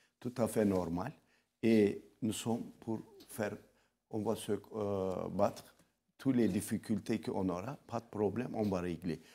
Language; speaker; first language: French; non-native, local second language; Arabic